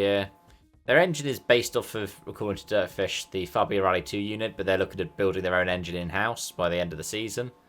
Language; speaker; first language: English; native; English